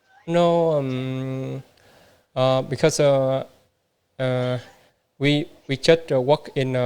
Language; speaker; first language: English; non-native, learner; Vietnamese